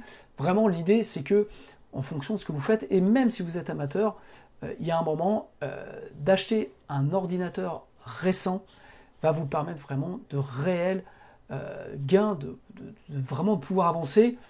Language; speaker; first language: French; native; French